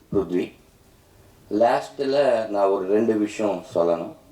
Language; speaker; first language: Tamil; non-native, local second language; Telugu